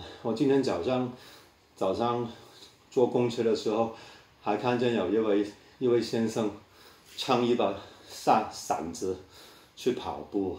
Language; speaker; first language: Chinese; non-native, local second language; Cantonese